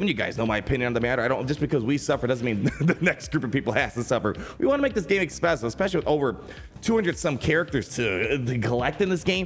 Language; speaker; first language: English; native; English